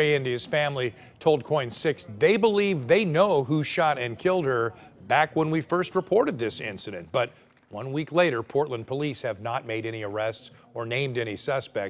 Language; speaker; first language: English; native; English